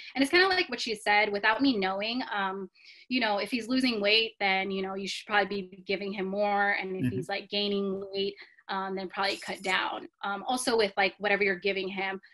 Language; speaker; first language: English; native; English